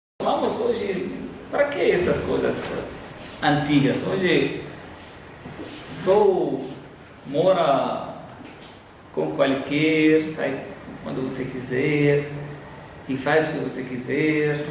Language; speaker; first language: Portuguese; non-native, fluent; Arabic